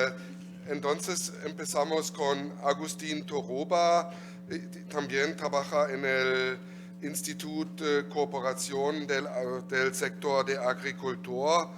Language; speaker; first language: Spanish; non-native, learner; German